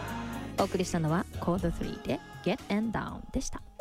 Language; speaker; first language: Japanese; native; Japanese